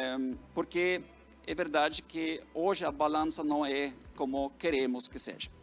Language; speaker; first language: Portuguese; non-native, fluent; Norwegian